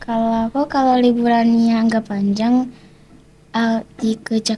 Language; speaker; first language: Indonesian; early bilingual, heritage; Indonesian